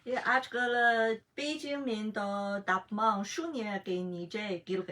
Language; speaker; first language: Hindi; non-native, fluent; Chinese